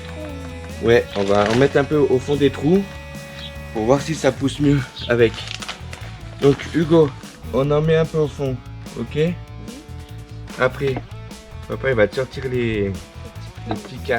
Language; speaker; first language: French; native; French